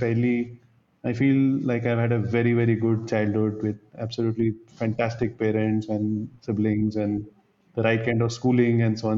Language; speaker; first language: English; non-native, local second language; Bangla